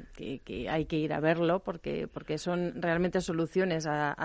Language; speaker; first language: Spanish; non-native, fluent; German